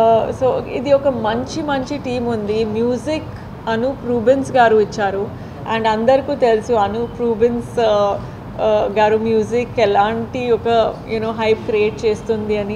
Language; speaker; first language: Telugu; non-native, fluent; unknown